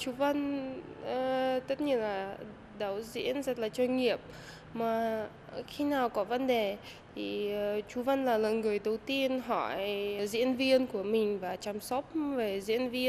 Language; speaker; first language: Vietnamese; non-native, fluent; Russian